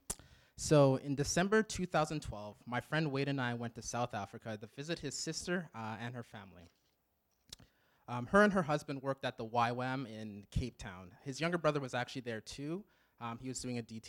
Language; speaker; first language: English; native; English